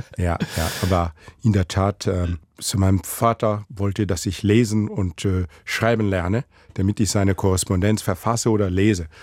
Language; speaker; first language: German; non-native, fluent; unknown